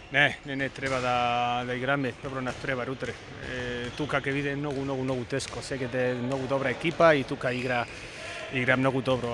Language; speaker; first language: Macedonian; non-native, learner; Spanish